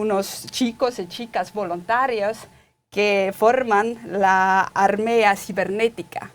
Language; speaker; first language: Spanish; non-native, fluent; Estonian